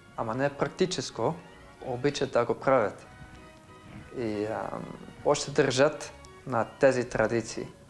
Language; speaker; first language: Bulgarian; non-native, fluent; Dutch